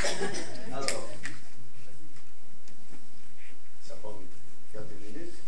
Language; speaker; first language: French; non-native, fluent; English